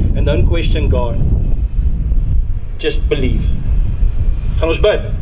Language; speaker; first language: English; non-native, local second language; Afrikaans